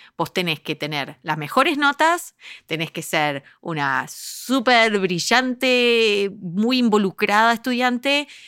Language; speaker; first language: Spanish; early bilingual, heritage; Spanish